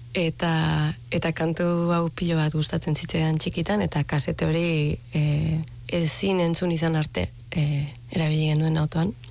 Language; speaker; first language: Basque; native; Basque